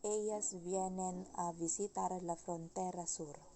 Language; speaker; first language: Spanish; non-native, learner; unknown